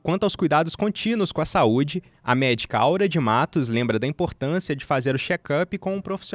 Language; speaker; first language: Portuguese; native; Portuguese